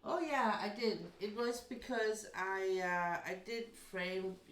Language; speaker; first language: English; non-native, fluent; Danish